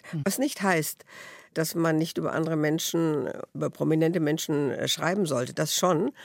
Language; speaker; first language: German; native; German